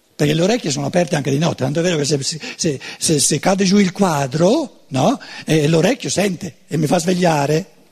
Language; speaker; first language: Italian; non-native, fluent; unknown